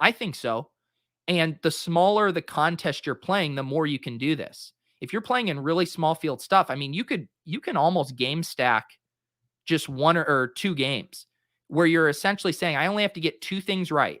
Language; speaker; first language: English; native; English